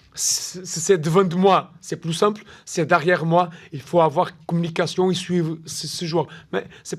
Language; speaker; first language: French; non-native, learner; Portuguese